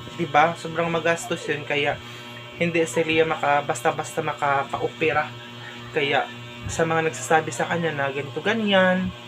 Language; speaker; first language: Filipino; non-native, local second language; Cebuano